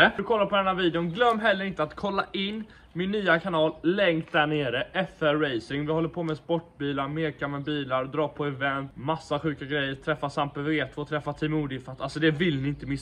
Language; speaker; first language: Swedish; native; Swedish